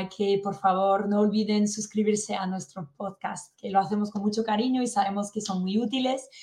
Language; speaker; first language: Spanish; native; Spanish